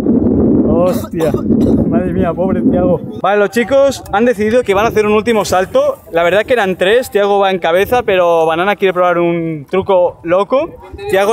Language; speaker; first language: Spanish; native; Spanish